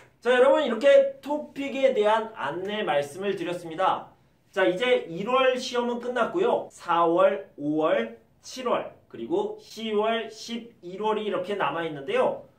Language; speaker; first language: Korean; native; Korean